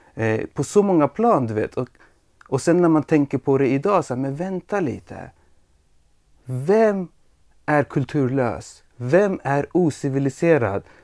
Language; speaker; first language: Swedish; early bilingual, other home language; Persian